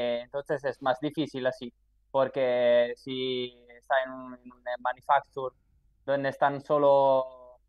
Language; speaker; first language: Spanish; non-native, fluent; Italian